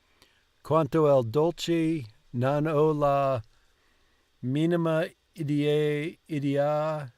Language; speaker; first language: Italian; non-native, learner; English